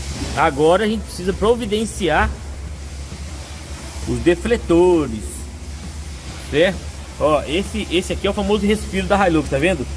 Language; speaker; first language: Portuguese; native; Portuguese